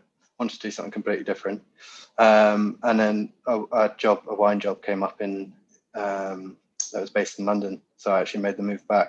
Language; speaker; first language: English; native; English